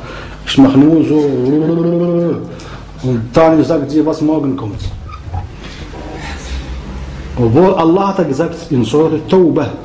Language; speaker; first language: German; non-native, fluent; Arabic